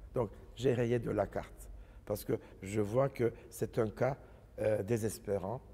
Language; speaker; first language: English; non-native, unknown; Turkish